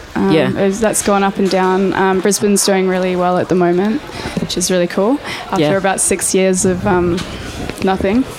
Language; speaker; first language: English; native; English